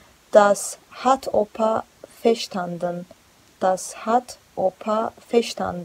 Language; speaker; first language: German; non-native, fluent; Georgian